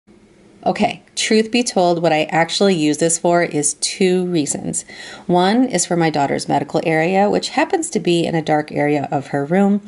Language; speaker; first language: English; native; English